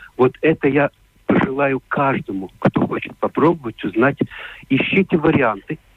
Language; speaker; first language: Russian; non-native, local second language; Latvian